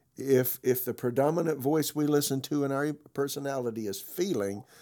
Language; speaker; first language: English; native; English